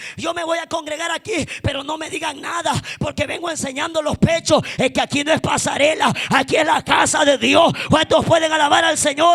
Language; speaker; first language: Spanish; native; Spanish